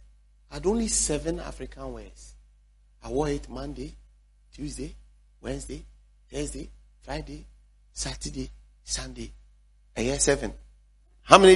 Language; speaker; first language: English; non-native, local second language; Akan